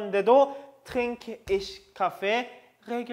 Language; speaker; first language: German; non-native, fluent; Korean